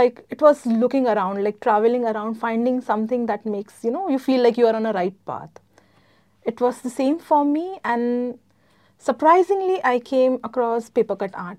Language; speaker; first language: English; non-native, local second language; Gujarati